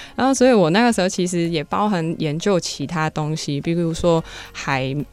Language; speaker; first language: Chinese; non-native, fluent; Cantonese